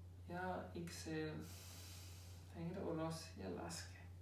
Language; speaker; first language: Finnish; non-native, learner; German